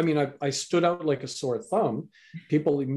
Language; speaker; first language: English; native; English